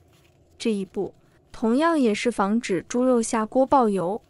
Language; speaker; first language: Chinese; native; Chinese